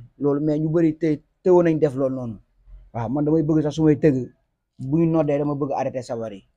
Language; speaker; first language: Wolof; native; Wolof